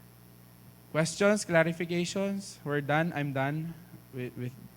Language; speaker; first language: English; non-native, fluent; Filipino